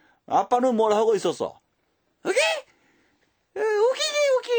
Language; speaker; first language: Korean; early bilingual, heritage; Japanese